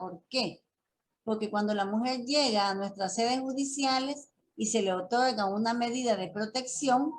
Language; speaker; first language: Spanish; native; Spanish